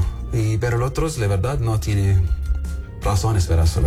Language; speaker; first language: Spanish; non-native, learner; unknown